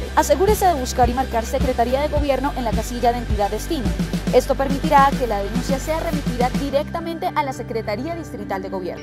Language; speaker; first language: Spanish; native; Spanish